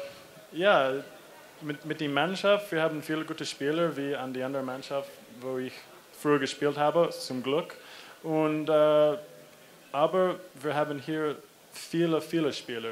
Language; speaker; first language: German; non-native, learner; English